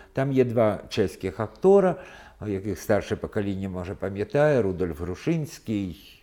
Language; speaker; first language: Ukrainian; non-native, local second language; Russian